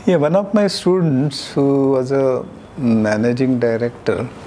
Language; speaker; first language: English; non-native, local second language; Marathi